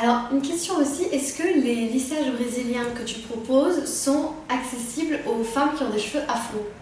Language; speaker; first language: French; native; French